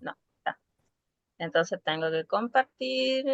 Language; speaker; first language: Spanish; native; Spanish